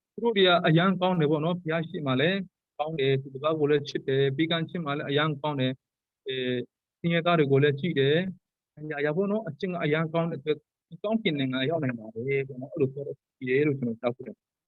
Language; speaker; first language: Burmese; non-native, local second language; Tedim Chin